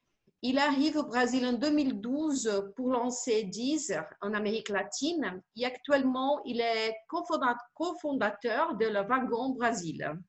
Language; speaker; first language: French; non-native, fluent; Portuguese